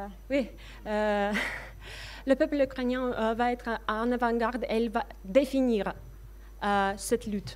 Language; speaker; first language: French; non-native, fluent; Russian